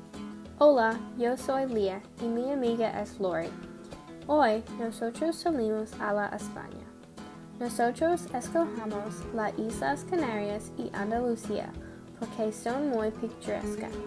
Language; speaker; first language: Spanish; non-native, learner; English